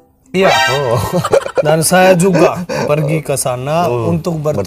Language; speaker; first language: Indonesian; non-native, learner; Hindi